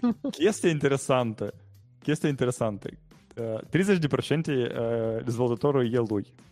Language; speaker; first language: Romanian; native; Romanian